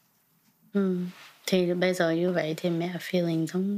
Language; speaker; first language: Vietnamese; early bilingual, heritage; Vietnamese